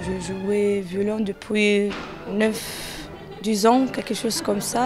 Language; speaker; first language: French; non-native, learner; Arabic